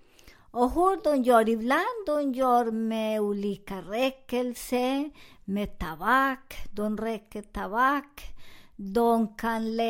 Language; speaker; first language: Swedish; non-native, learner; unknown